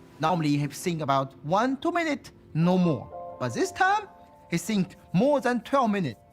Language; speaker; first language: English; non-native, learner; Chinese